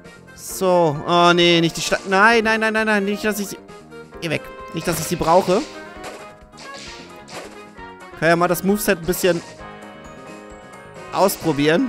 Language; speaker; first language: German; native; German